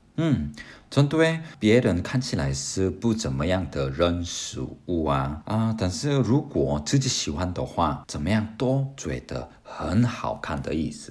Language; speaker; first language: Chinese; non-native, fluent; Korean